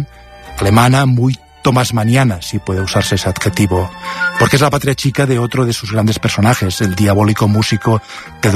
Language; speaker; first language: Spanish; native; Spanish